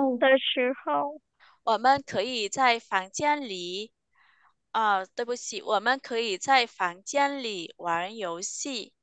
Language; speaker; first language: Chinese; non-native, fluent; Vietnamese